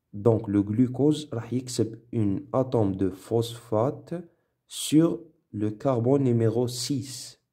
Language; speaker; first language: French; non-native, local second language; Arabic